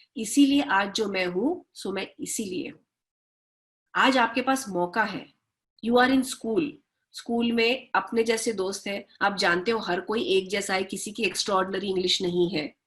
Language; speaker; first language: Hindi; native; Hindi